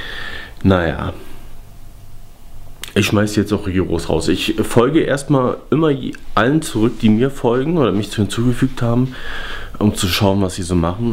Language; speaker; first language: German; native; German